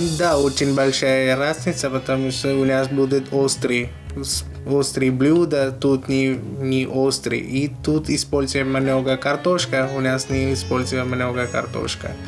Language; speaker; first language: Russian; non-native, learner; Malayalam